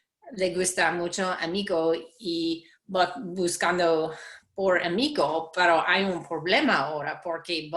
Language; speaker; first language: Spanish; non-native, learner; English